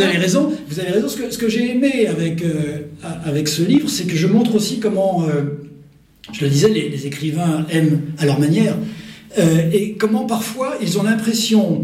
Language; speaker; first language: French; native; French